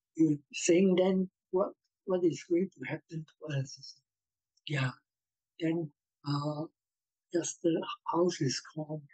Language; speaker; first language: English; non-native, local second language; Min Nan Chinese